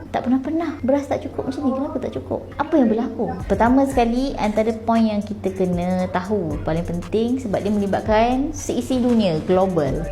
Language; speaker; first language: Malay; native; Malay